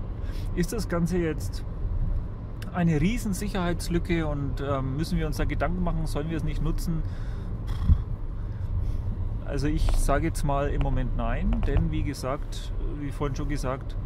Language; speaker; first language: German; native; German